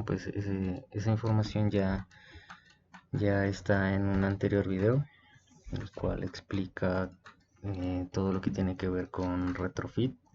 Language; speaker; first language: Spanish; native; Spanish